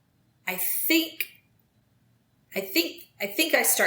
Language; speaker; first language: English; native; English